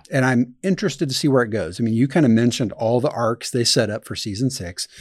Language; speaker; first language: English; native; English